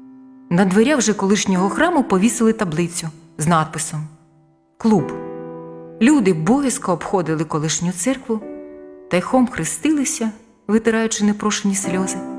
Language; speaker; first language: Ukrainian; native; Ukrainian